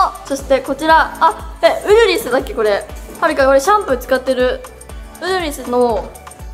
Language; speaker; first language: Japanese; native; Japanese